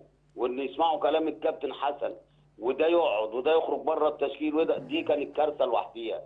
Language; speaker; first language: Arabic; native; Arabic